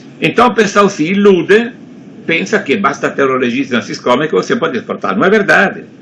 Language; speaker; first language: Portuguese; non-native, fluent; Italian